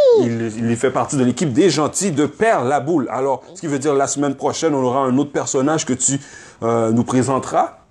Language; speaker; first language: French; native; French